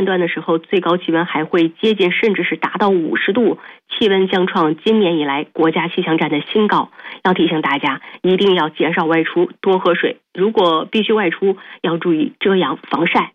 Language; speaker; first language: Chinese; native; Chinese